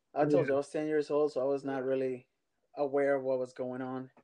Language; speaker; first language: English; early bilingual, other home language; Spanish